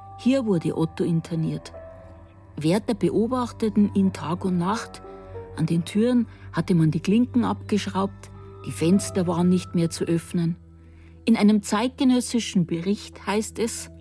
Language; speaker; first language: German; native; German